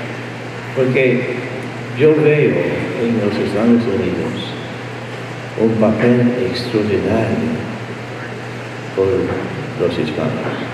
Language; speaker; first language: Spanish; non-native, fluent; English